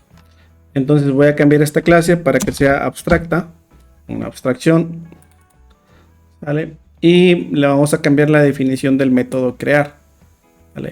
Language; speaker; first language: Spanish; native; Spanish